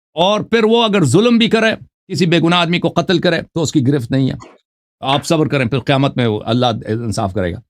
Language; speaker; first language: Urdu; non-native, fluent; Persian